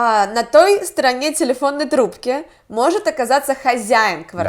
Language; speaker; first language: Russian; native; Russian